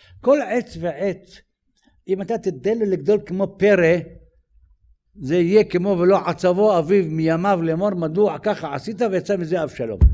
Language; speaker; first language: Hebrew; native; Hebrew